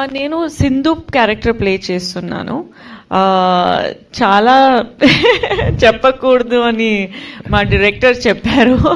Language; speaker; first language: Telugu; non-native, learner; Hindi